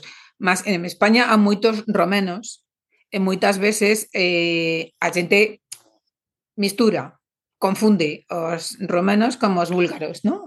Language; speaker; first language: Portuguese; non-native, fluent; Spanish